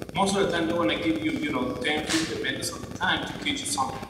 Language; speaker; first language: English; non-native, fluent; Spanish